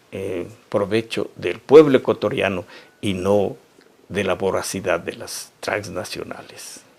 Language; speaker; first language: Spanish; native; Spanish